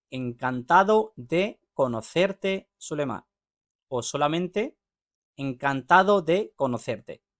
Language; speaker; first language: Spanish; non-native, fluent; Urdu